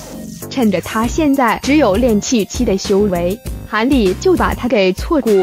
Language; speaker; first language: Chinese; native; Chinese